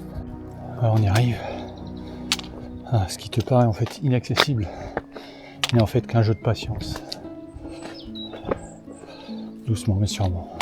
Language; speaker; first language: French; native; French